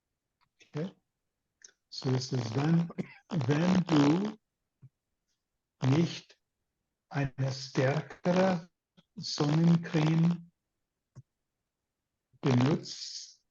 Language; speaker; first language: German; non-native, learner; English